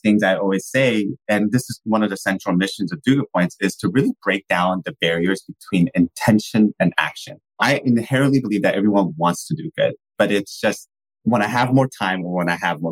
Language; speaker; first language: English; native; English